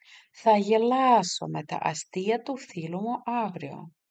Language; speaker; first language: Greek; non-native, fluent; Russian